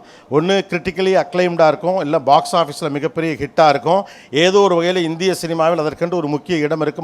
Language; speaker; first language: Tamil; native; Tamil